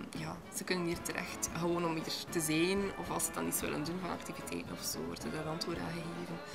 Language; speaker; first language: Dutch; native; Dutch